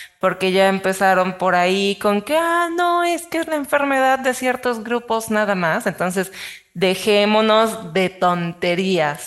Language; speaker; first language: Spanish; native; Spanish